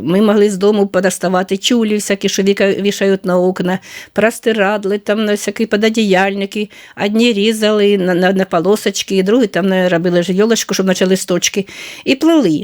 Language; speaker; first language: Ukrainian; native; Ukrainian